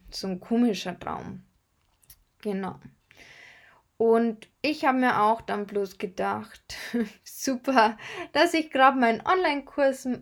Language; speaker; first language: German; native; German